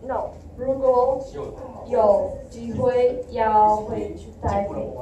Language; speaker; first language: Chinese; non-native, learner; Portuguese